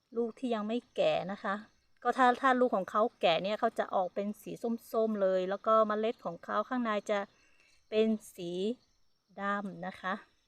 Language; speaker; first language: Thai; non-native, local second language; Hmong